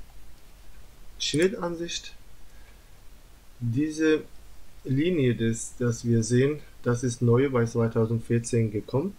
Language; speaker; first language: German; non-native, learner; Turkish